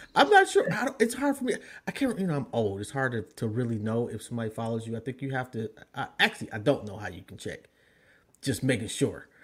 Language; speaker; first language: English; native; English